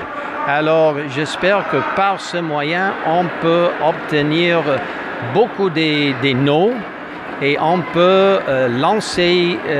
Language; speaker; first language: French; non-native, fluent; English